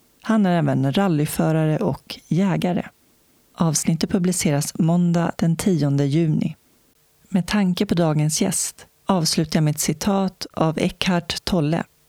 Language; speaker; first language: Swedish; native; Swedish